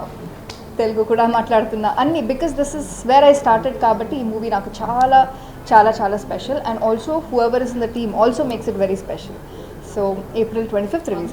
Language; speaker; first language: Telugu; non-native, fluent; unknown